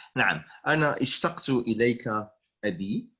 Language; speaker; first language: Arabic; non-native, fluent; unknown